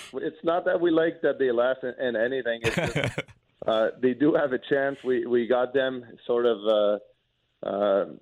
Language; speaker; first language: English; non-native, fluent; French